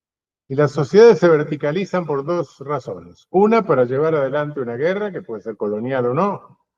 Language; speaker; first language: Spanish; native; Spanish